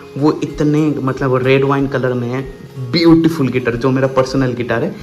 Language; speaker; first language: Hindi; non-native, local second language; Bangla